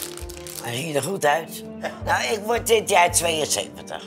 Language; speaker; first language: Dutch; native; Dutch